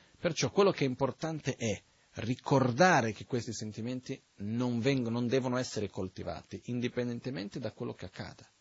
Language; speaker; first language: Italian; non-native, fluent; Portuguese